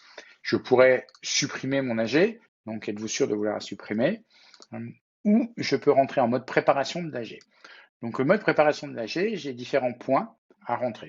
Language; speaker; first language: French; native; French